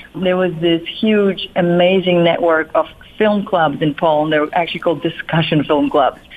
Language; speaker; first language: English; non-native, fluent; Polish